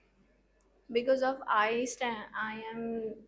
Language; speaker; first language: English; non-native, learner; Hindi